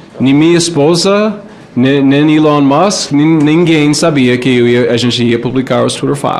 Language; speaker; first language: Portuguese; non-native, fluent; English